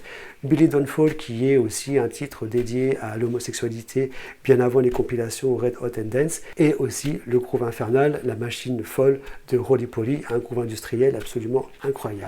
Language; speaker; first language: French; native; French